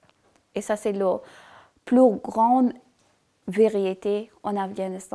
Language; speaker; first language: French; non-native, learner; Persian